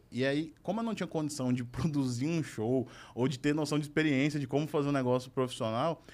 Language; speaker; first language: Portuguese; native; Portuguese